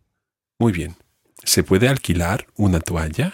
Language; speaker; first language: Spanish; non-native, fluent; English